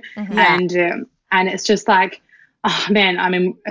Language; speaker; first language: English; native; English